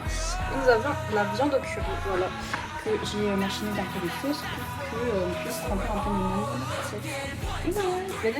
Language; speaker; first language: French; native; French